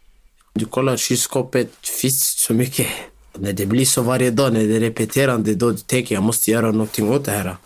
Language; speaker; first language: Swedish; non-native, local second language; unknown